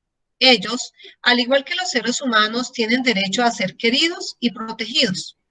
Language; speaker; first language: Spanish; native; Spanish